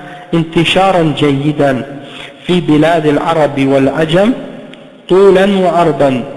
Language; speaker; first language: Arabic; non-native, fluent; French